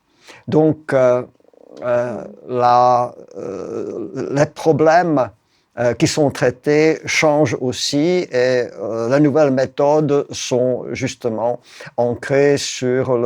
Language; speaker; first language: French; non-native, fluent; Czech